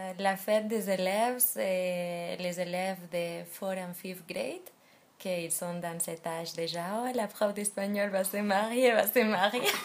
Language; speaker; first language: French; non-native, fluent; Spanish